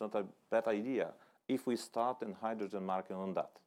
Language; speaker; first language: English; non-native, fluent; Polish